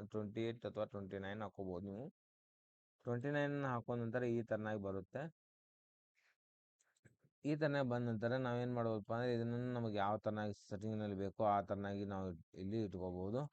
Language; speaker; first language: Kannada; native; Kannada